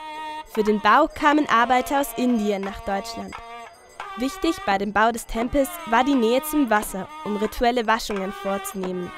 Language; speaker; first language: German; native; German